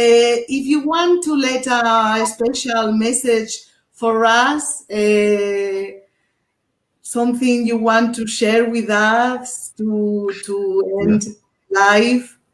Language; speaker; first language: English; non-native, learner; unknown